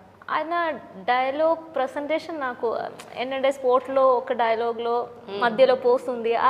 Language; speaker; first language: Telugu; non-native, learner; Malayalam